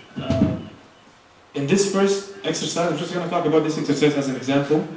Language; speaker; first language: English; non-native, fluent; Arabic